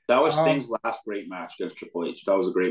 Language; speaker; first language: English; native; English